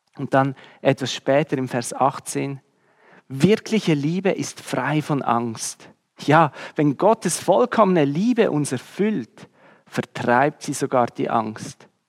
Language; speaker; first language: German; native; German